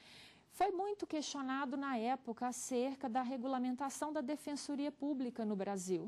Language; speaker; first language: Portuguese; native; Portuguese